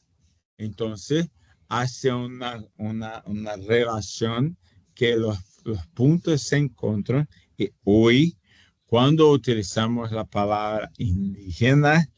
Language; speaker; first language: Spanish; non-native, fluent; Portuguese